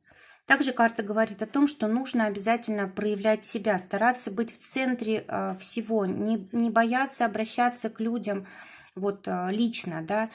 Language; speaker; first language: Russian; native; Russian